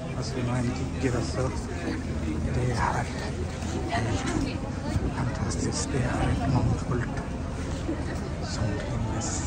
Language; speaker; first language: Norwegian; non-native, fluent; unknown